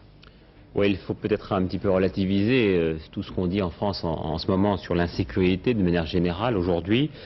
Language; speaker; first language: French; native; French